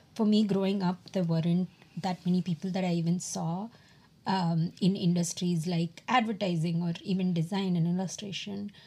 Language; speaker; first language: English; non-native, local second language; Tamil